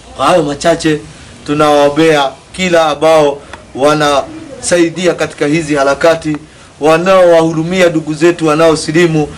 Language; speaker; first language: Swahili; non-native, local second language; Kikuyu